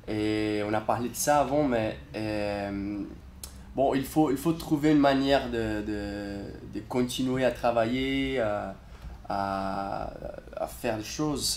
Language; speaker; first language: French; non-native, fluent; Portuguese